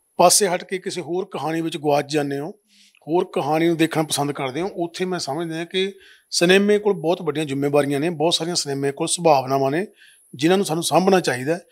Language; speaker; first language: Punjabi; native; Punjabi